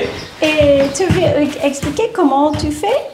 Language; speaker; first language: French; non-native, learner; English